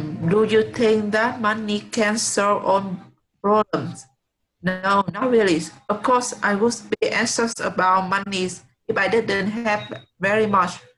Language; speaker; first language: English; non-native, learner; Vietnamese